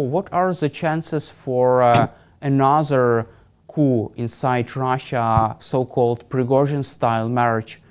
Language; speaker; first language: English; non-native, fluent; Ukrainian